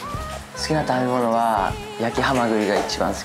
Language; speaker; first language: Japanese; native; Japanese